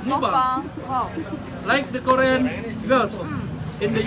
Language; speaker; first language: English; non-native, learner; Indonesian